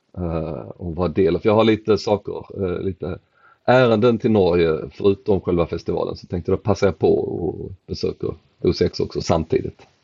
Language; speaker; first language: Swedish; native; Swedish